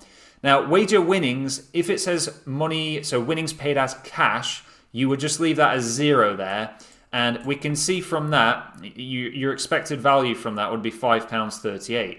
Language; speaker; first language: English; native; English